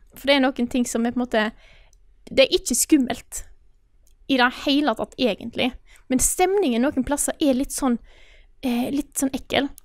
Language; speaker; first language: Norwegian; native; Norwegian